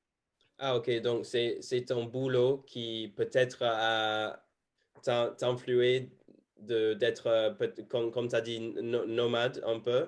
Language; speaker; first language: French; non-native, fluent; English